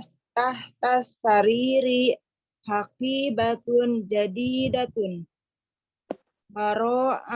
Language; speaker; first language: Arabic; non-native, learner; Indonesian